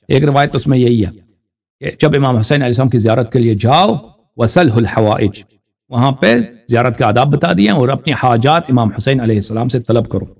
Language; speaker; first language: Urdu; non-native, fluent; Persian